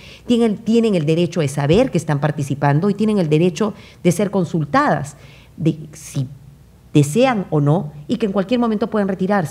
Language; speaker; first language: Spanish; native; Spanish